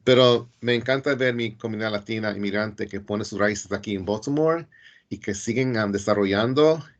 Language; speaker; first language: Spanish; early bilingual, heritage; Spanish